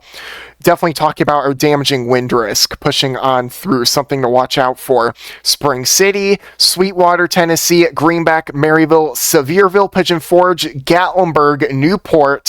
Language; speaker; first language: English; native; English